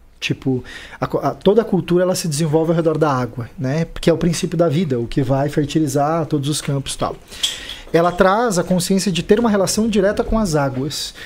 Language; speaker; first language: Portuguese; native; Portuguese